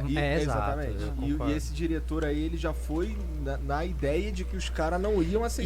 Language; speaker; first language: Portuguese; native; Portuguese